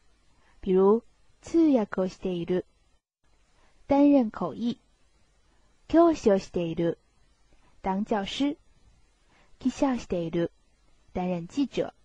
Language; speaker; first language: Japanese; non-native, fluent; Chinese